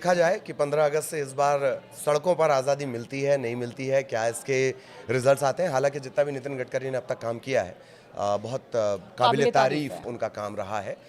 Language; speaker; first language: Hindi; native; Hindi